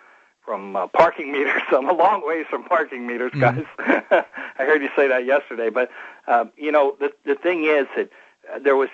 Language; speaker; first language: English; native; English